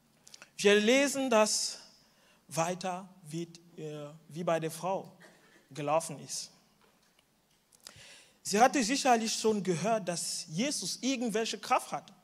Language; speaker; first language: German; non-native, fluent; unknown